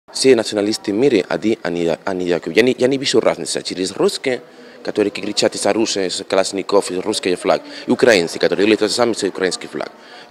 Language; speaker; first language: Russian; non-native, learner; Spanish